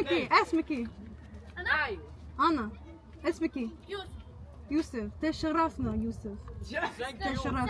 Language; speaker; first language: Arabic; non-native, learner; English